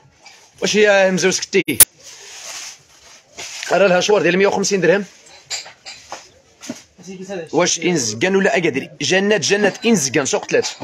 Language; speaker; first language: Arabic; native; Arabic